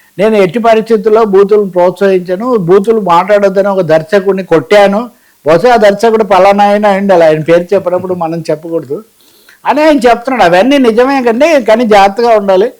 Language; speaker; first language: Telugu; native; Telugu